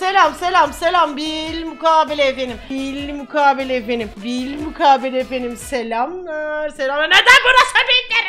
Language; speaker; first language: Turkish; native; Turkish